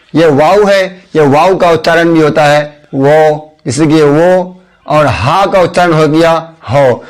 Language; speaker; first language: Hindi; native; Hindi